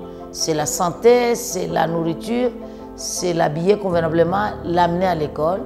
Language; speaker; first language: French; non-native, local second language; Swahili